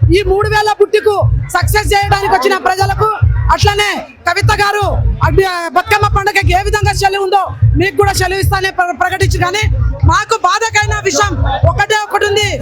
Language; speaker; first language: Telugu; non-native, local second language; Lambadi